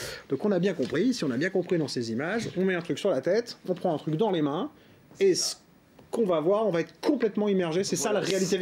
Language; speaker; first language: French; native; French